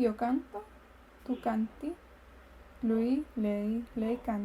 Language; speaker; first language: Italian; non-native, learner; English